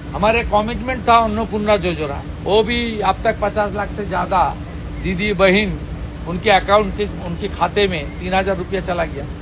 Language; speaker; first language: Hindi; non-native, local second language; Bangla